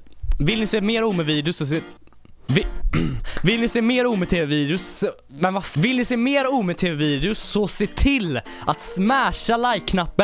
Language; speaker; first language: Swedish; native; Swedish